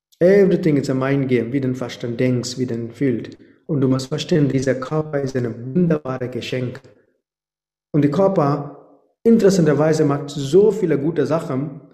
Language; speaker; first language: German; non-native, fluent; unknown